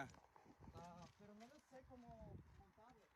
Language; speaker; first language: Spanish; non-native, learner; Kazakh